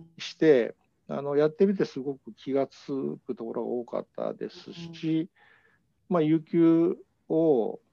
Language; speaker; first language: Japanese; native; Japanese